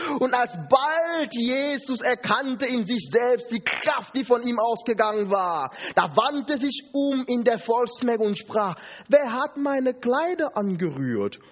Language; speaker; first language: German; non-native, fluent; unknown